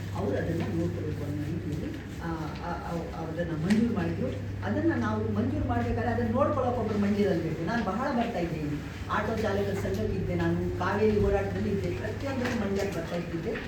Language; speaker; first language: Kannada; non-native, local second language; Lambadi